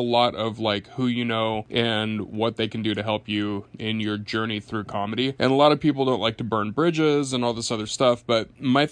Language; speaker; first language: English; native; English